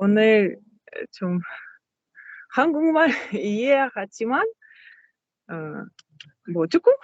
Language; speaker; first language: Korean; non-native, learner; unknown